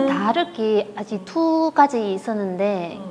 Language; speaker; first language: Korean; non-native, fluent; Vietnamese